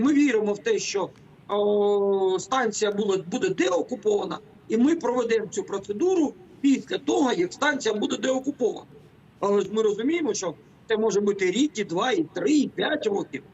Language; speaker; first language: Ukrainian; native; Ukrainian